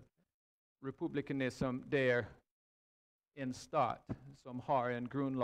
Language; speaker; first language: Swedish; non-native, fluent; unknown